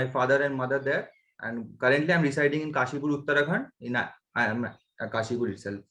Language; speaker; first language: English; non-native, local second language; Bangla